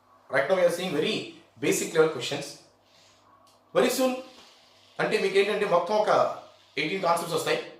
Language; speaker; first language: English; non-native, local second language; Telugu